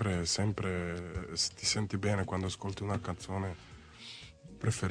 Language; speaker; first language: Italian; non-native, fluent; Serbian